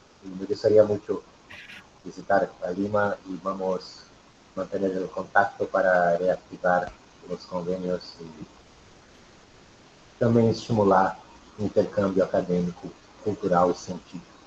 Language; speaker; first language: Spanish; non-native, learner; Portuguese